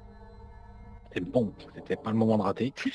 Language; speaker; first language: French; native; French